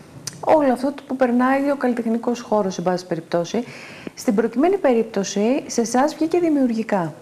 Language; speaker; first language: Greek; native; Greek